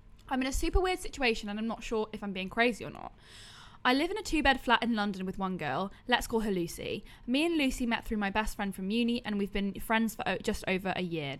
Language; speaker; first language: English; native; English